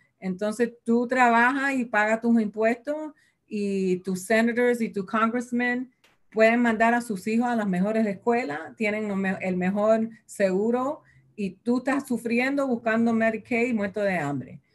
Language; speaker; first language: Spanish; early bilingual, heritage; Spanish